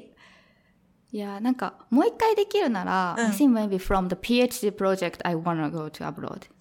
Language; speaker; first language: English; non-native, learner; Japanese